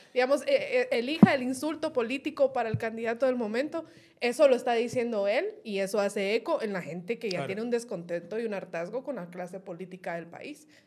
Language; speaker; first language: Spanish; native; Spanish